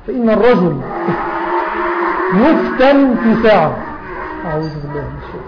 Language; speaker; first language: Arabic; native; Arabic